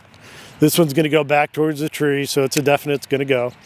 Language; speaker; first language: English; native; English